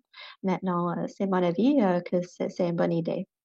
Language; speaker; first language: French; non-native, local second language; English